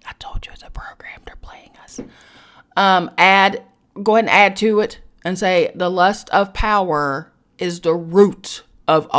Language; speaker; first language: English; native; English